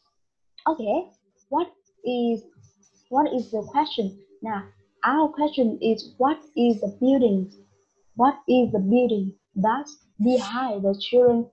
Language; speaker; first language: English; non-native, learner; Vietnamese